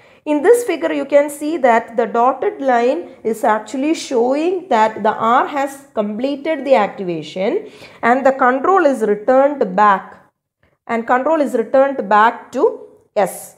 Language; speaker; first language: English; non-native, local second language; Malayalam